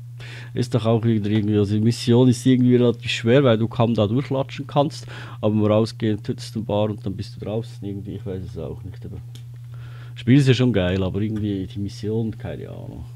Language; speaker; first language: German; native; German